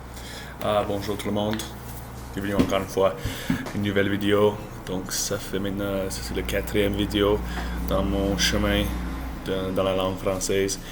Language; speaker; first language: French; non-native, learner; English